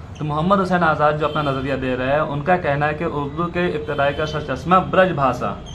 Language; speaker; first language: Urdu; native; Urdu